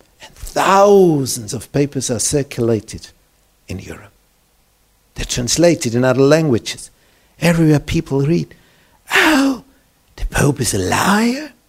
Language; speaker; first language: English; non-native, fluent; German